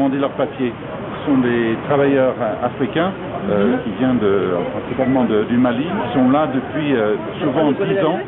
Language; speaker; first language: French; non-native, fluent; English